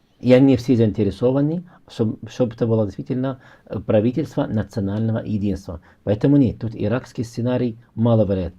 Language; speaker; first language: Russian; non-native, fluent; Arabic